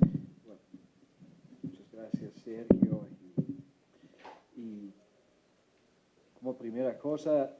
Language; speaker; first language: Spanish; non-native, fluent; Italian